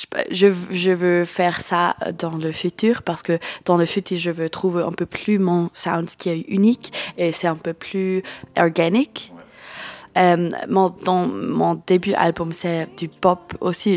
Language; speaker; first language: French; non-native, learner; Swiss German